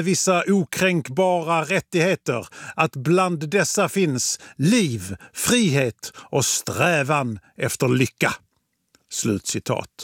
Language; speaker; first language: Swedish; native; Swedish